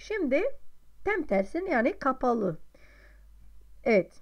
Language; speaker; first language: Turkish; non-native, fluent; Arabic